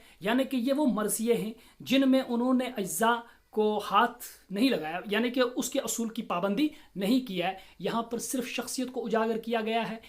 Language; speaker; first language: Urdu; non-native, local second language; Kashmiri